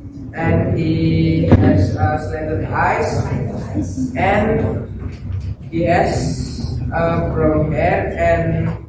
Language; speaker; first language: English; non-native, learner; Indonesian